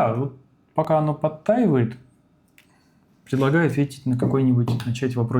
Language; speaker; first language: Russian; native; Russian